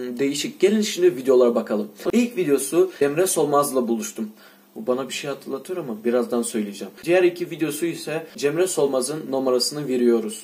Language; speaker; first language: Turkish; non-native, fluent; Russian